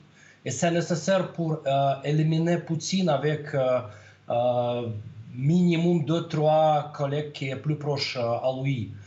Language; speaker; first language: French; non-native, learner; Russian